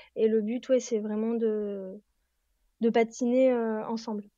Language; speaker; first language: French; native; French